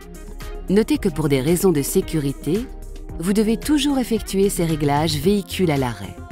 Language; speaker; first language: French; native; French